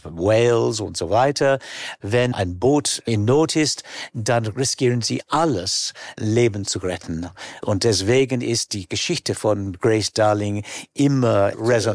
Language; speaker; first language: German; non-native, fluent; English